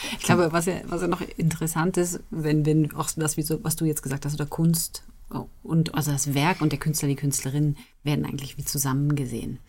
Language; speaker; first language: German; native; German